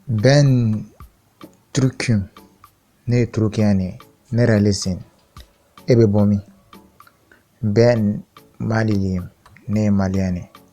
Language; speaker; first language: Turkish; non-native, fluent; Bambara